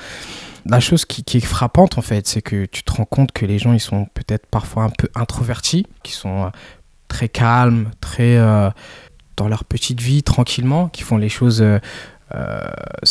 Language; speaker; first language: French; early bilingual, other home language; Kinyarwanda